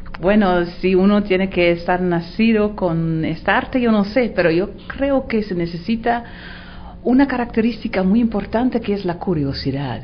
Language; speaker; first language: Spanish; non-native, fluent; Dutch